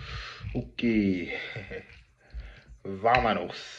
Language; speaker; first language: Spanish; non-native, learner; English